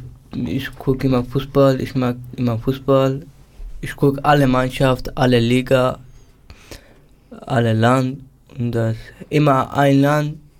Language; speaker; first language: German; non-native, learner; Turkish